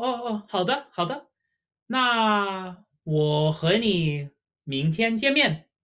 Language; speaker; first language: Chinese; non-native, fluent; English